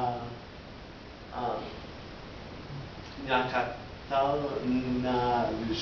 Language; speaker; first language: Russian; non-native, learner; English